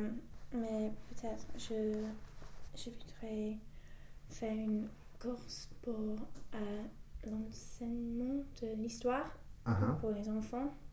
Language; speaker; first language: French; non-native, learner; English